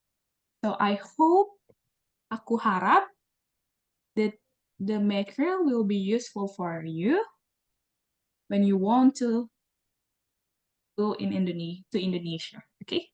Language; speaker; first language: English; non-native, learner; Indonesian